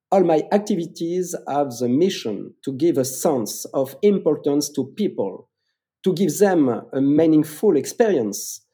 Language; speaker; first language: English; non-native, fluent; French